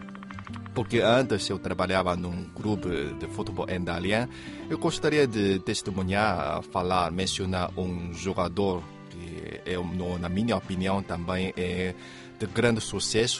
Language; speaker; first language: Portuguese; non-native, fluent; Chinese